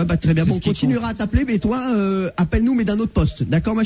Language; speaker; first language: French; native; French